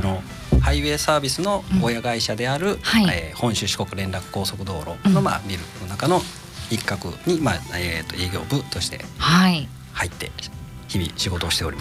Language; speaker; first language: Japanese; native; Japanese